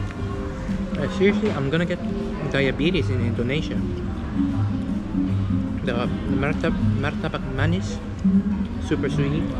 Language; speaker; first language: English; non-native, fluent; Korean